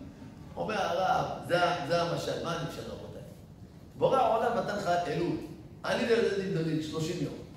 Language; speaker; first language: Hebrew; native; Hebrew